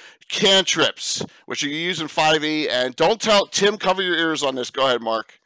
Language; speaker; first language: English; native; English